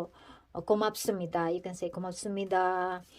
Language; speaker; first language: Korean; non-native, fluent; Filipino